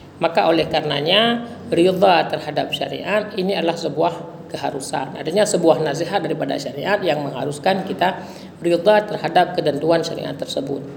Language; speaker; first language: Indonesian; non-native, local second language; Achinese